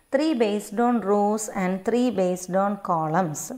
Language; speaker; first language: English; non-native, local second language; Malayalam